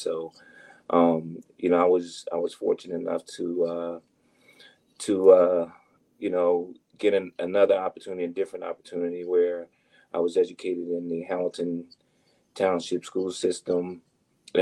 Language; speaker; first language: English; native; English